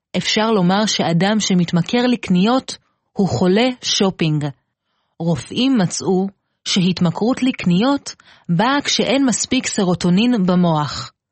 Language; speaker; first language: Hebrew; native; Hebrew